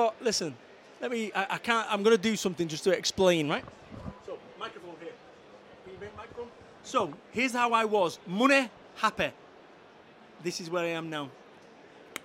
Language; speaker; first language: English; native; English